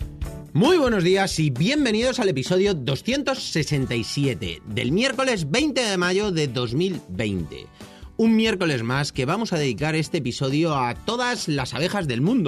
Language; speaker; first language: Spanish; native; Spanish